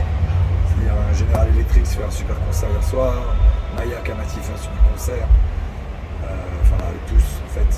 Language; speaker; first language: French; native; French